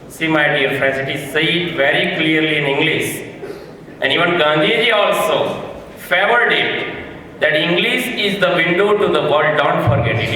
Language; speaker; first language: English; non-native, local second language; Gujarati